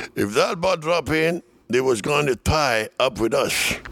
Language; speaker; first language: English; non-native, fluent; Spanish